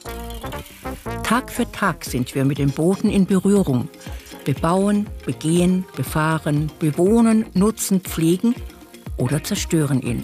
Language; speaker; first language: German; native; German